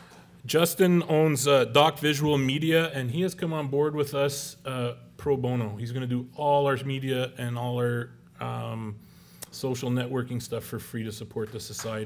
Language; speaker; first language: English; native; English